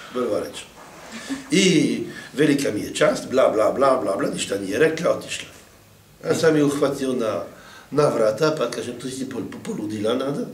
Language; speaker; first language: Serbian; non-native, fluent; French